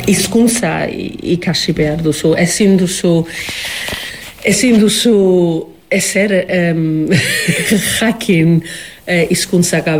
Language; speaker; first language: Basque; non-native, fluent; Welsh